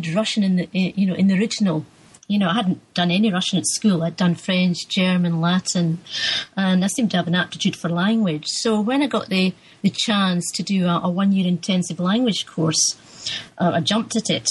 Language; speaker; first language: English; native; English